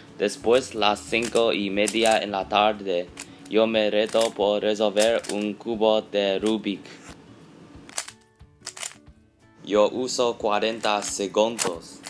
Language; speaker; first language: Spanish; non-native, learner; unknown